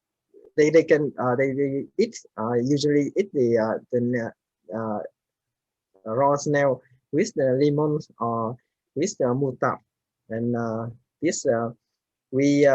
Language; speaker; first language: English; non-native, learner; Vietnamese